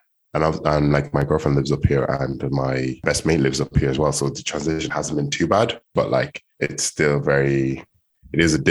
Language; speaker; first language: English; native; English